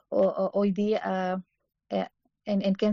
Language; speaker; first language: Spanish; non-native, learner; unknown